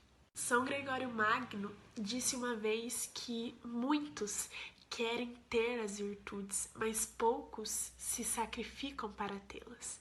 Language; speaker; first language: Portuguese; native; Portuguese